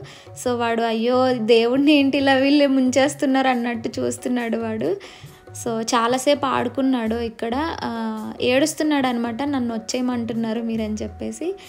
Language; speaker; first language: Telugu; native; Telugu